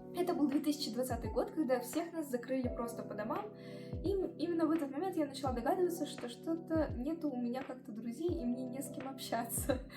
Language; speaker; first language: Russian; native; Russian